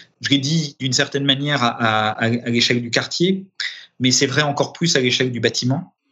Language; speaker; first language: French; early bilingual, other home language; Romanian